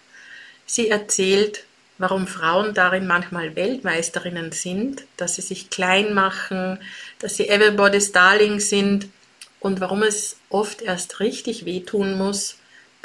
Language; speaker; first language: German; native; German